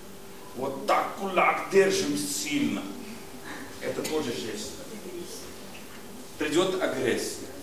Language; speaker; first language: Russian; non-native, learner; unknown